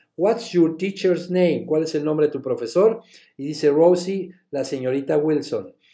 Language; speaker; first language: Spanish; native; Spanish